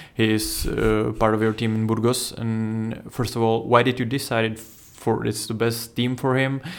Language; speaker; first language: English; non-native, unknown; Czech